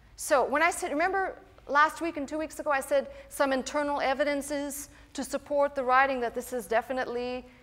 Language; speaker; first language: English; native; English